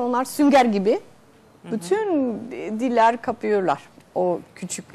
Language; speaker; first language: Turkish; non-native, fluent; Spanish